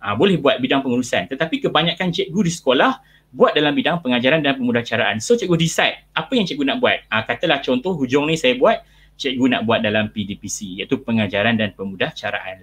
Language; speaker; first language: Malay; native; Malay